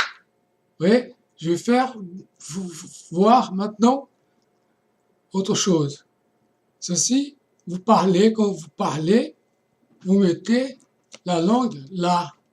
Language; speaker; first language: French; non-native, fluent; Portuguese